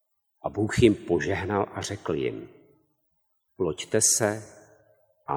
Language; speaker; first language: Czech; native; Czech